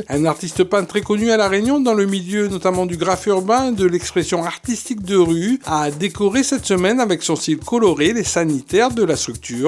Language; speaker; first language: French; native; French